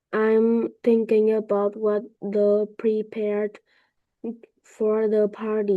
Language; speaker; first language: English; non-native, learner; Vietnamese